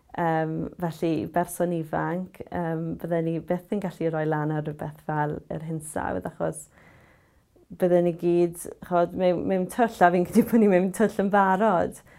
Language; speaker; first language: Welsh; native; Welsh